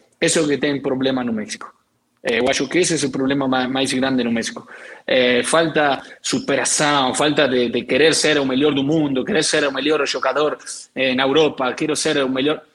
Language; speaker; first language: Portuguese; non-native, learner; Spanish